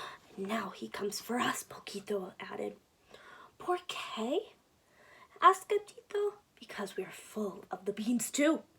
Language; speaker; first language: English; native; English